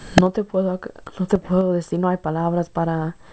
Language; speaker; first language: Spanish; early bilingual, heritage; Spanish